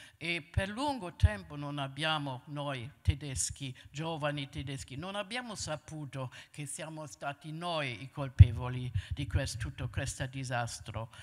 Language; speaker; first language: Italian; non-native, fluent; German